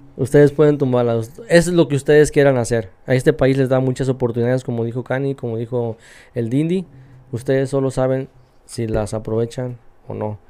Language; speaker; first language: Spanish; early bilingual, heritage; Spanish